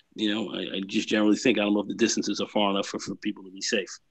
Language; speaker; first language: English; native; English